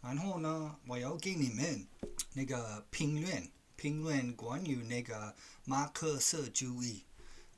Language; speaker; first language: Chinese; non-native, learner; English